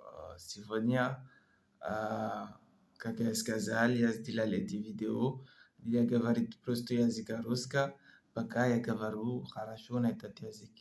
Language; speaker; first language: Russian; non-native, learner; French